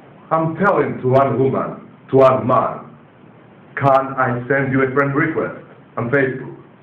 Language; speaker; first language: English; non-native, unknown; Greek